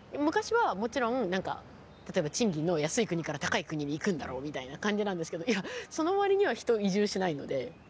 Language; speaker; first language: Japanese; native; Japanese